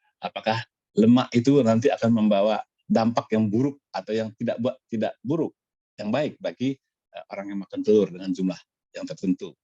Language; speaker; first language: Malay; native; Malay